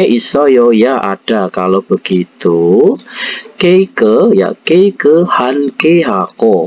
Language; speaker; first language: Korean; non-native, learner; Indonesian